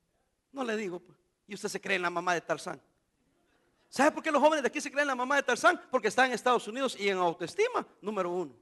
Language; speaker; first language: Spanish; native; Spanish